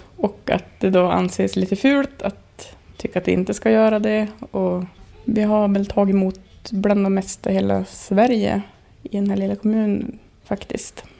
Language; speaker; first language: Swedish; native; Swedish